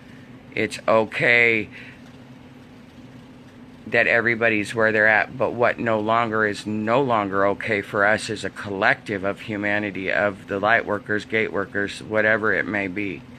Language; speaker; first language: English; native; English